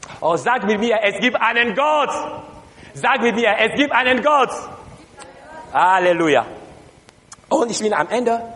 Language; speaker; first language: German; non-native, learner; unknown